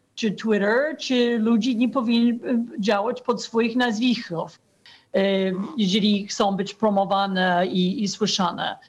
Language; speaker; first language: Polish; non-native, fluent; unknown